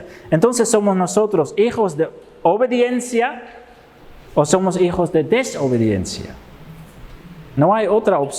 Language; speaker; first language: Spanish; non-native, fluent; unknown